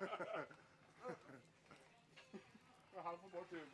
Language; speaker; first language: Swedish; native; Swedish